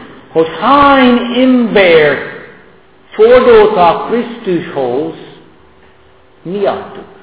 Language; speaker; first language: Hungarian; non-native, fluent; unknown